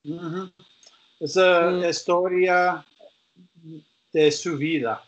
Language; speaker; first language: Spanish; non-native, learner; English